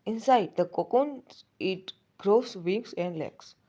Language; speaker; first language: English; non-native, local second language; Gujarati